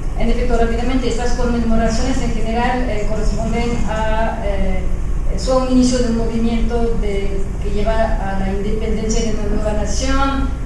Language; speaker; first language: Spanish; non-native, fluent; French